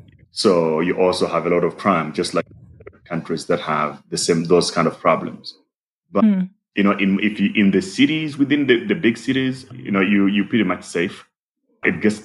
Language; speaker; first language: English; non-native, local second language; Nyanja